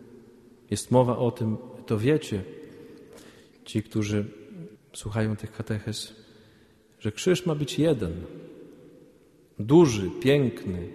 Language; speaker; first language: Polish; native; Polish